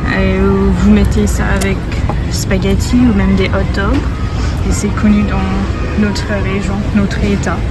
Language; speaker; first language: French; non-native, fluent; English